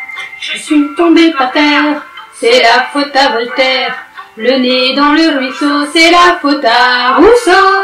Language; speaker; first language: French; native; French